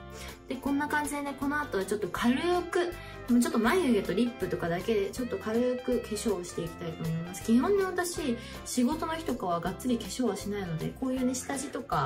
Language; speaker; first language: Japanese; native; Japanese